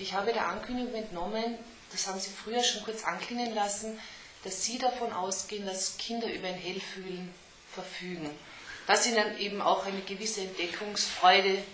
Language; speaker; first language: German; native; German